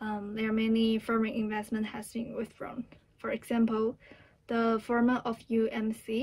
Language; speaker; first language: English; non-native, fluent; Chinese